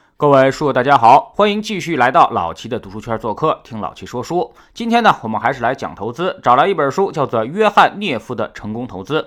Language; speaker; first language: Chinese; native; Chinese